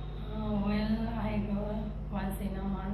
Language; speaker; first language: English; non-native, learner; Nepali